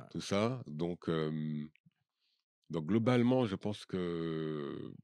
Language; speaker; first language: French; native; French